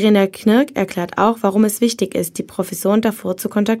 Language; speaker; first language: German; native; German